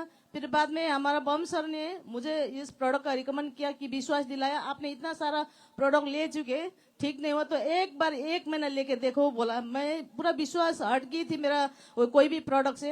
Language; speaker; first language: Hindi; non-native, local second language; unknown